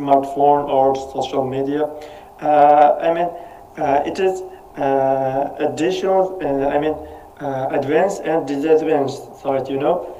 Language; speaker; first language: English; non-native, learner; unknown